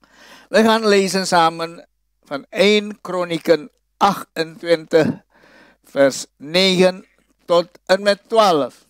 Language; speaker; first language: Dutch; non-native, fluent; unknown